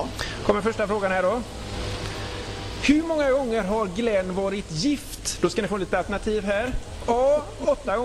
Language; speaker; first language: Swedish; native; Swedish